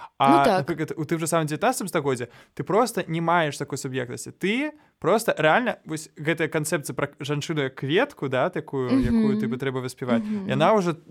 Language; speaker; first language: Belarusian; non-native, local second language; Russian